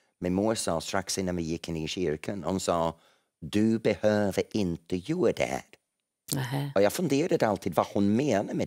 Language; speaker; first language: Swedish; non-native, fluent; English